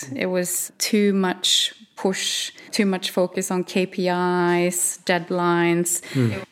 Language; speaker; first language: English; non-native, fluent; Norwegian